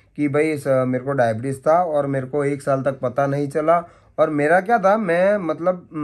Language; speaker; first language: Hindi; non-native, local second language; Gujarati